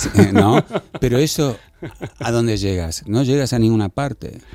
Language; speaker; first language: Spanish; native; Spanish